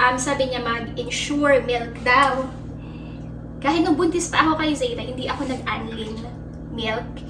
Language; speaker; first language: Filipino; native; Filipino